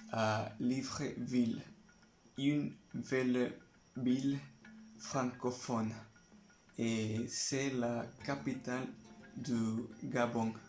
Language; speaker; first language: French; non-native, learner; Spanish